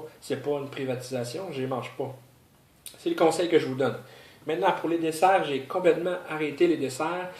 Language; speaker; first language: French; native; French